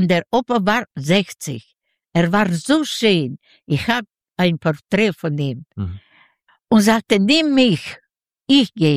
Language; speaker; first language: German; non-native, learner; Yiddish